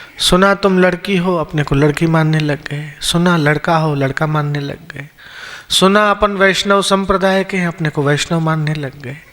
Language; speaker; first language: Hindi; non-native, local second language; Sindhi